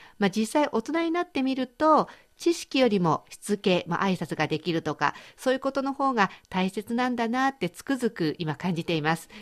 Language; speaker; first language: Japanese; native; Japanese